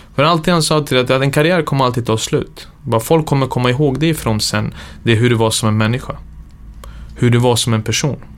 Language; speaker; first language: Swedish; early bilingual, other home language; Serbian